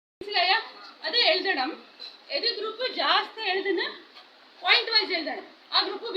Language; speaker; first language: Malayalam; non-native, learner; Kannada